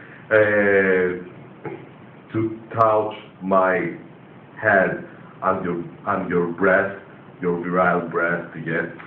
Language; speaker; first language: English; non-native, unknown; Greek